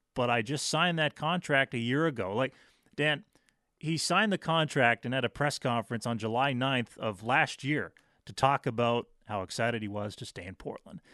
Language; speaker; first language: English; native; English